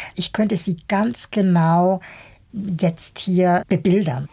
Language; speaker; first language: German; early bilingual, other home language; Bosnian